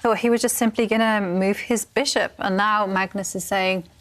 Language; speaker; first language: English; non-native, learner; Russian